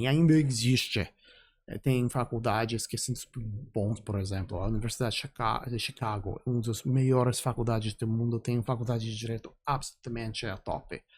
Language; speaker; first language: Portuguese; non-native, fluent; English